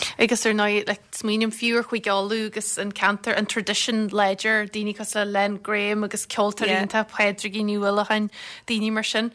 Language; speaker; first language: Irish; native; Irish